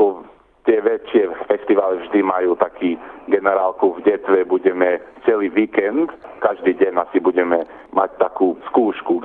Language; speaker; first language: Slovak; early bilingual, heritage; Slovak